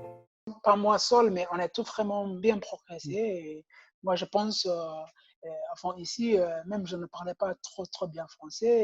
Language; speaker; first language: French; non-native, learner; Somali